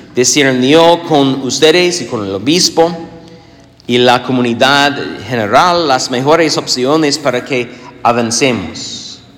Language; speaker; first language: Spanish; non-native, fluent; English